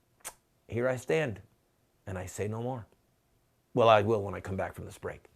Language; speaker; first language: English; native; English